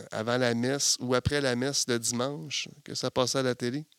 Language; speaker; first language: French; native; French